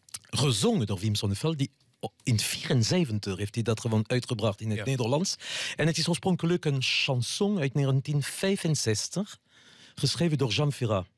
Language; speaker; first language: Dutch; non-native, fluent; French